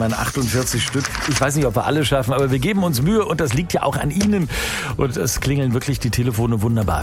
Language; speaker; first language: German; native; German